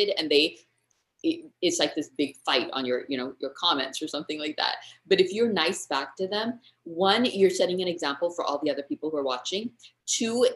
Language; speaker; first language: English; native; English